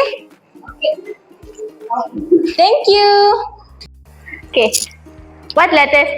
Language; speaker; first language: English; non-native, local second language; Malay